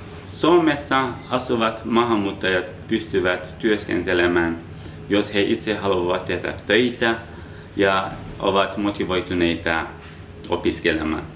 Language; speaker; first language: Finnish; non-native, fluent; Persian